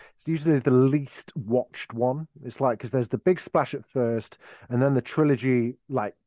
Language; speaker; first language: English; native; English